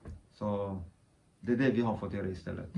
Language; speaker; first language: Swedish; early bilingual, other home language; Kurdish